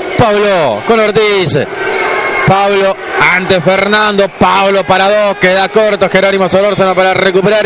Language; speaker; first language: Spanish; native; Spanish